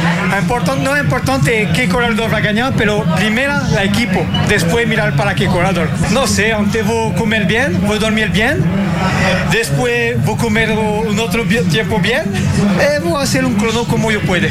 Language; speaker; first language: Portuguese; non-native, learner; French